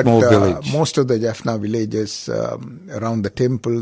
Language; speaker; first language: English; non-native, local second language; Tamil